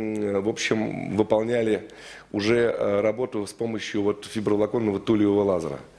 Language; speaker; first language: Russian; native; Russian